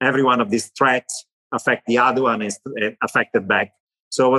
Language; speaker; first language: English; non-native, fluent; Italian